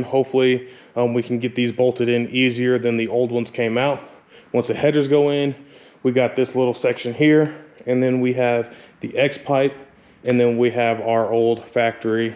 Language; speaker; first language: English; native; English